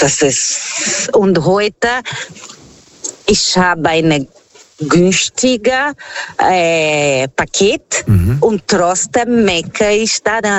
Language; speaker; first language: German; non-native, fluent; Portuguese